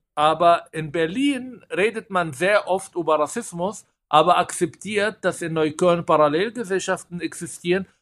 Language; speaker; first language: German; non-native, fluent; Hebrew